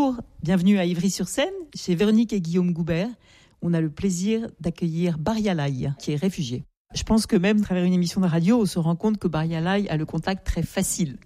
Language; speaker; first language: French; native; French